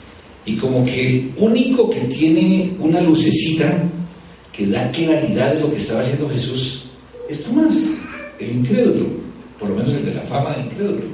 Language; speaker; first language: Spanish; native; Spanish